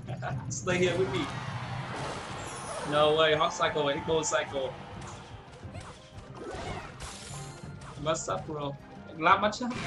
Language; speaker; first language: English; non-native, learner; Vietnamese